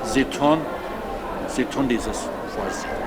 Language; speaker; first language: German; non-native, learner; Persian